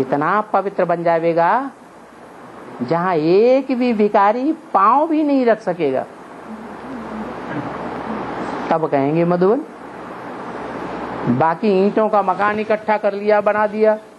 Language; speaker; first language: Hindi; native; Hindi